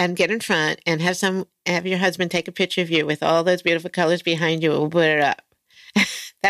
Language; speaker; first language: English; native; English